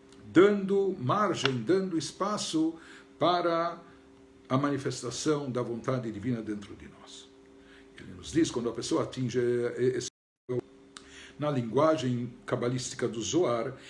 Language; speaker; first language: Portuguese; native; Portuguese